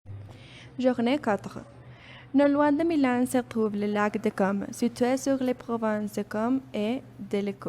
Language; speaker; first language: French; non-native, learner; Spanish